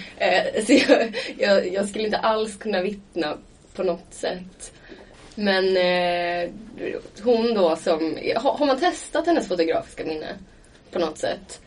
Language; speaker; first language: Swedish; native; Swedish